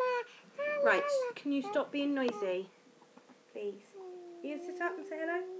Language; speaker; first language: English; native; English